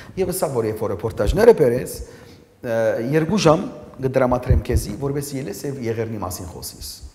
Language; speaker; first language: Armenian; early bilingual, heritage; Armenian